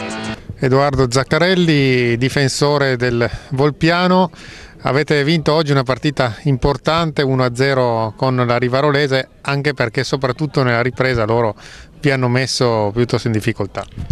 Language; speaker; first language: Italian; native; Italian